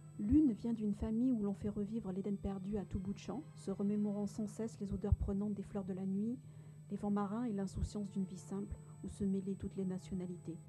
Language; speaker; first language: French; native; French